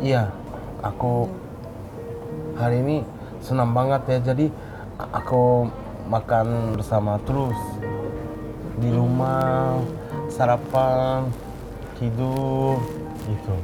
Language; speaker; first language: Indonesian; non-native, learner; Japanese